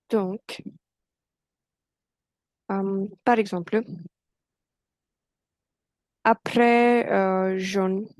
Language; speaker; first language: French; non-native, fluent; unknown